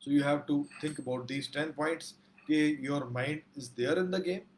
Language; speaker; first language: English; non-native, local second language; Punjabi